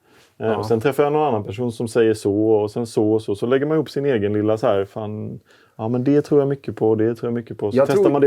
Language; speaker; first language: Swedish; native; Swedish